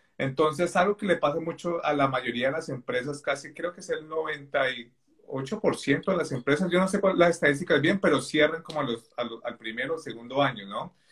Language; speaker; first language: Spanish; native; Spanish